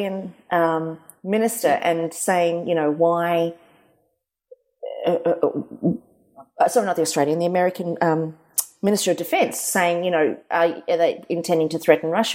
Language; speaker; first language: English; native; English